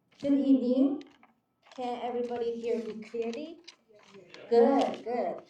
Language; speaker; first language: English; non-native, fluent; Chinese